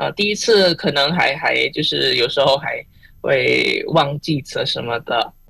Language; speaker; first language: Chinese; non-native, fluent; Min Nan Chinese